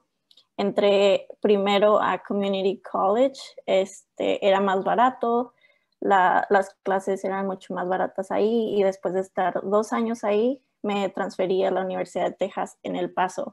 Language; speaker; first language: Spanish; non-native, local second language; English